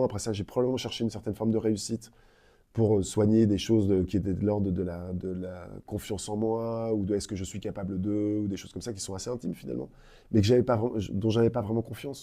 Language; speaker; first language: French; native; French